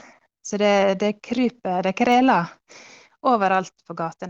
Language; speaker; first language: Norwegian; early bilingual, heritage; Norwegian